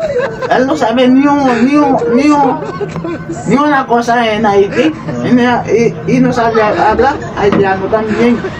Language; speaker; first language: Spanish; non-native, learner; Haitian Creole